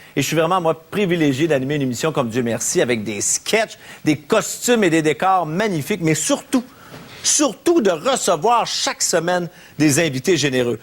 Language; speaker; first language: French; native; French